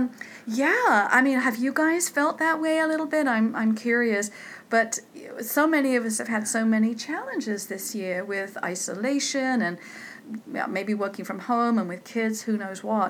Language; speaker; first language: English; native; English